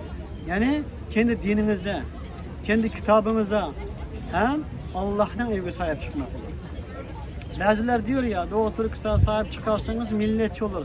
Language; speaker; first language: Turkish; non-native, fluent; Uyghur